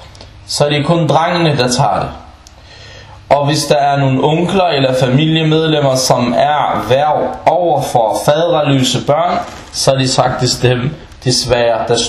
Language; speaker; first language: Danish; early bilingual, other home language; Arabic